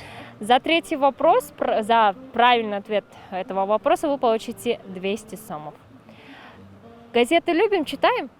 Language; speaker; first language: Russian; native; Russian